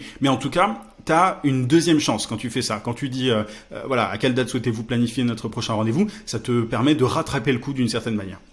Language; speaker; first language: French; native; French